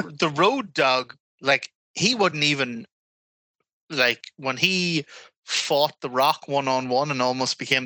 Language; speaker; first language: English; native; English